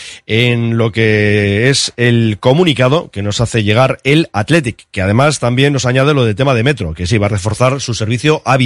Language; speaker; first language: Spanish; native; Spanish